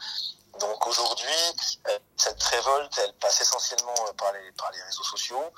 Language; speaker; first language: French; native; French